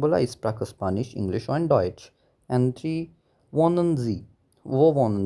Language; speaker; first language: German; non-native, learner; Hindi